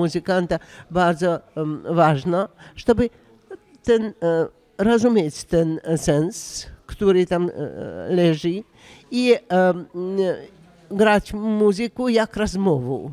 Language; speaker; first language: Polish; non-native, learner; Russian